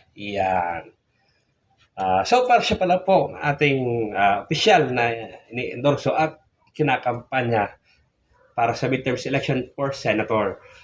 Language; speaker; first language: Filipino; native; Filipino